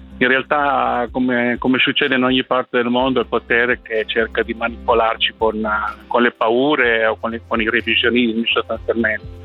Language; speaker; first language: Italian; non-native, fluent; Spanish